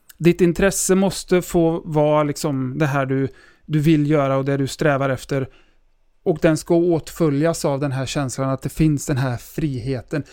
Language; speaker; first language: Swedish; native; Swedish